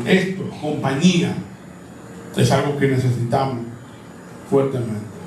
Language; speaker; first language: Spanish; native; Spanish